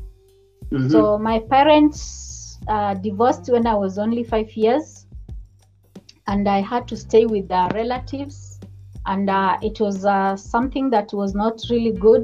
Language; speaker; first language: English; non-native, local second language; Luyia